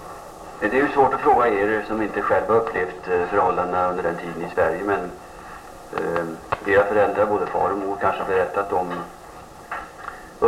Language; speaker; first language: Swedish; native; Swedish